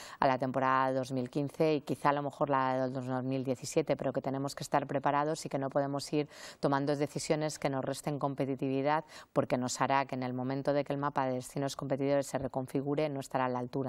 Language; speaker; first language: Spanish; native; Spanish